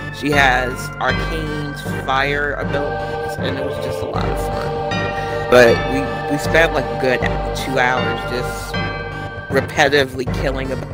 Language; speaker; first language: English; native; English